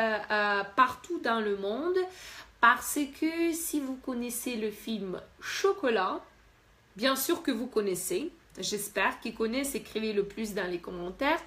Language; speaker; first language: French; non-native, fluent; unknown